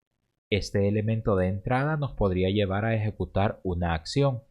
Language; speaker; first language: Spanish; native; Spanish